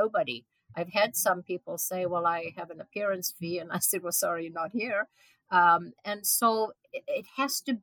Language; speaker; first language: English; native; English